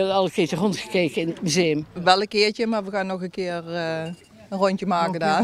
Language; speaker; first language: Dutch; native; Dutch